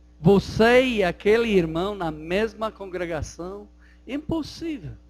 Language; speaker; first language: Portuguese; non-native, fluent; English